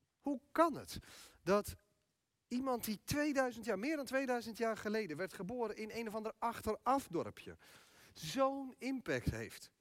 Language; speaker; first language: Dutch; native; Dutch